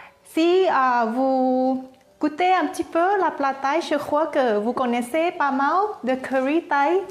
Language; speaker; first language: French; non-native, learner; Thai